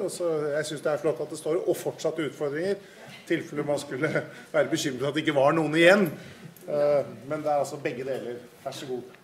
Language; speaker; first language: Norwegian; native; Norwegian